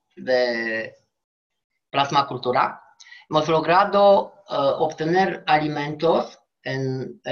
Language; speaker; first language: Spanish; non-native, fluent; Romanian